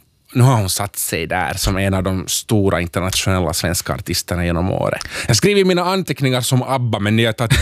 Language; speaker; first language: Swedish; native; Swedish